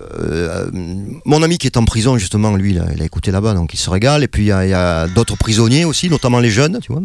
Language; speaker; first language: French; native; French